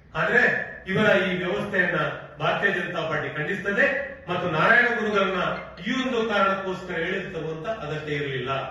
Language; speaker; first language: Kannada; non-native, local second language; Tulu